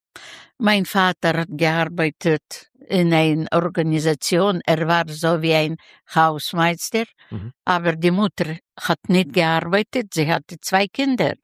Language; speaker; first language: German; non-native, learner; Russian